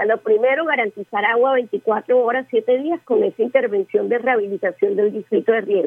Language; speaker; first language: Spanish; native; Spanish